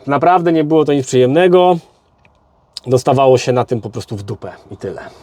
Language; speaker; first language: Polish; native; Polish